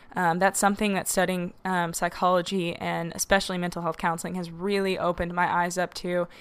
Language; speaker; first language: English; native; English